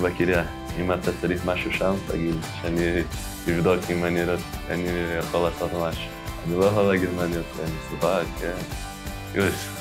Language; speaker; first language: Hebrew; non-native, learner; Portuguese